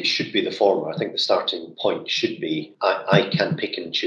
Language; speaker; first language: English; native; English